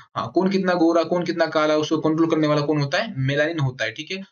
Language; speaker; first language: Hindi; non-native, local second language; Marathi